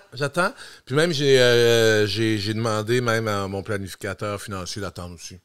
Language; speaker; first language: French; native; French